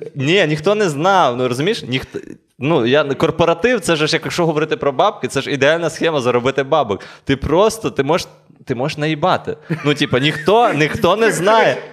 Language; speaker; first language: Ukrainian; native; Ukrainian